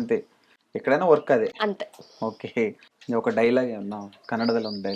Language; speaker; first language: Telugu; native; Telugu